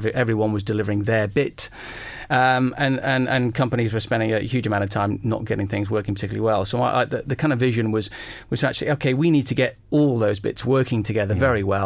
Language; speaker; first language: English; native; English